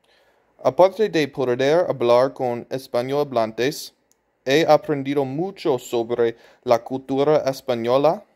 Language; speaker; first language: Spanish; non-native, fluent; English